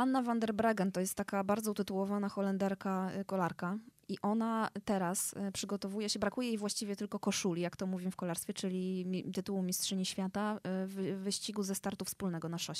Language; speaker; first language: Polish; native; Polish